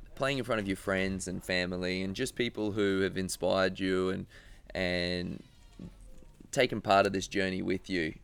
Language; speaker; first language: English; native; English